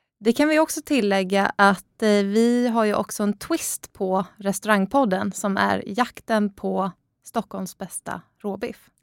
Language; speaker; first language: Swedish; native; Swedish